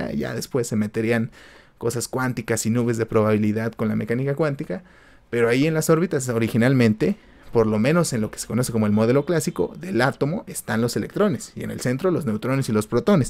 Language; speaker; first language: Spanish; native; Spanish